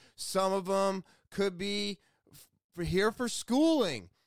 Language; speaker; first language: English; native; English